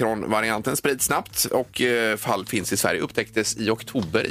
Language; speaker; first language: Swedish; native; Swedish